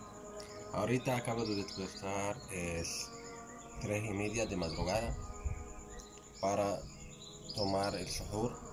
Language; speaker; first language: Spanish; non-native, learner; Arabic